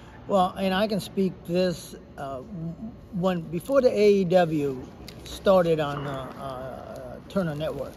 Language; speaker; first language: English; non-native, fluent; Japanese